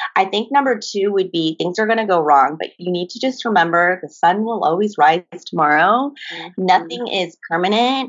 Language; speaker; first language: English; early bilingual, other home language; Japanese